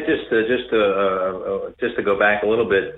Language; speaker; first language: English; native; English